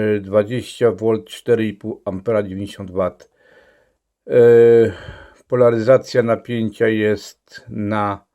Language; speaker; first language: Polish; native; Polish